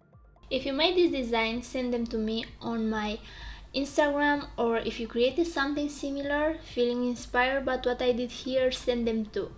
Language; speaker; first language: English; non-native, fluent; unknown